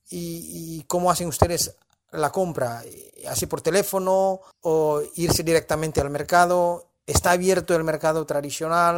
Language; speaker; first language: Spanish; non-native, fluent; Indonesian